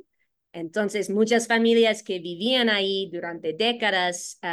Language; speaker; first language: Spanish; non-native, fluent; English